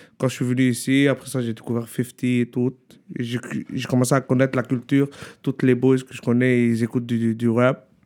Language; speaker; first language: French; early bilingual, other home language; Arabic